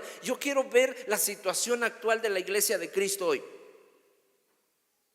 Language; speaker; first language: Spanish; native; Spanish